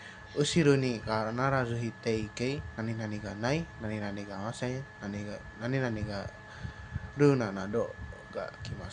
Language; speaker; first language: Japanese; non-native, learner; Indonesian